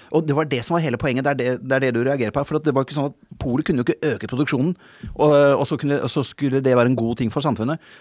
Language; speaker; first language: Norwegian; native; Norwegian